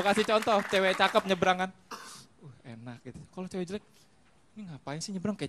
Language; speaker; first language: Indonesian; native; Indonesian